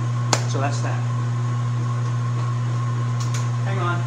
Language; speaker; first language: English; native; English